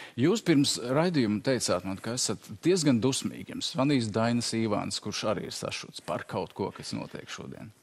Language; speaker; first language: Latvian; native; Latvian